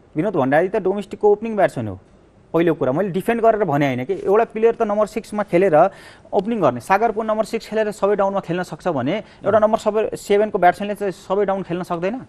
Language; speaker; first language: Nepali; native; Nepali